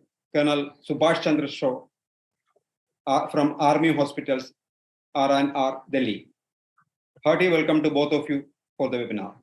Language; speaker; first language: English; non-native, local second language; Malayalam